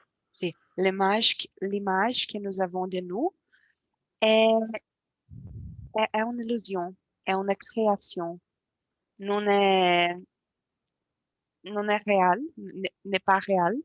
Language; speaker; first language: French; non-native, learner; Portuguese